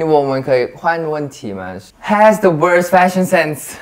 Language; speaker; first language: Chinese; non-native, learner; Thai